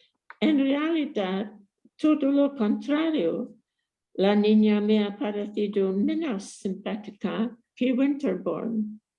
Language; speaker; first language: Spanish; non-native, fluent; English